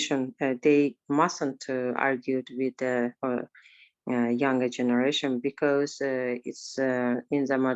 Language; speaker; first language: English; non-native, learner; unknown